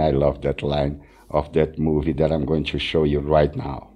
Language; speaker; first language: English; non-native, fluent; Portuguese